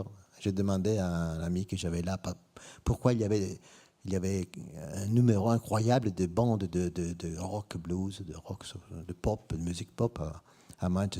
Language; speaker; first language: French; non-native, fluent; Italian